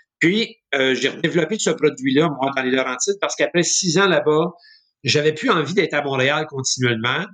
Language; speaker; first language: French; native; French